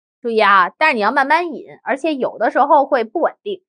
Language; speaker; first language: Chinese; native; Chinese